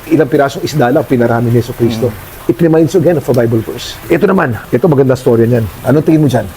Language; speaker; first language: Filipino; native; Filipino